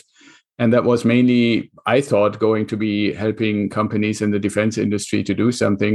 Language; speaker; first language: English; non-native, fluent; German